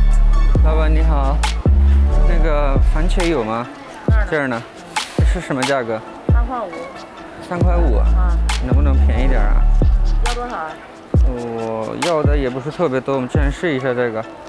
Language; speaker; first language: Chinese; non-native, fluent; Urdu